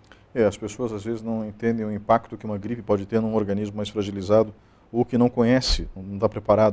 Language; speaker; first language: Portuguese; native; Portuguese